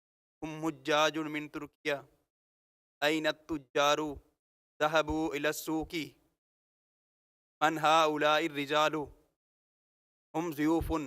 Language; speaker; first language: Arabic; non-native, learner; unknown